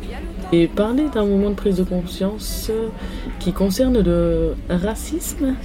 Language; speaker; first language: French; native; French